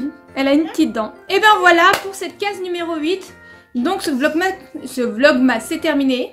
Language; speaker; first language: French; native; French